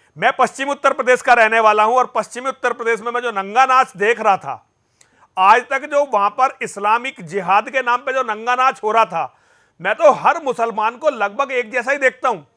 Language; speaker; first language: Hindi; native; Hindi